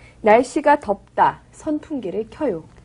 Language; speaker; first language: Korean; native; Korean